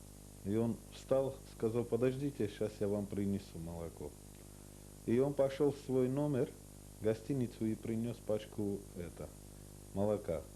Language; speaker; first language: Russian; non-native, local second language; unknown